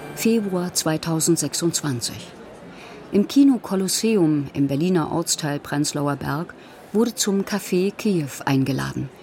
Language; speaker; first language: German; native; German